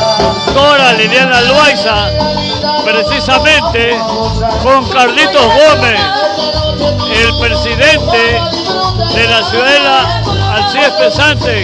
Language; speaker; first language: Spanish; native; Spanish